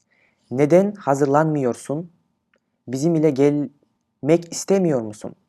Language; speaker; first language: Turkish; non-native, fluent; Kyrgyz